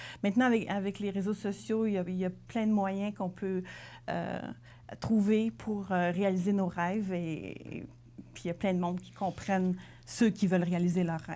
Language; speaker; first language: French; native; French